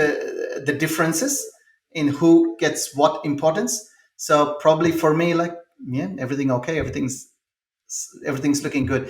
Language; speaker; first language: English; non-native, local second language; Telugu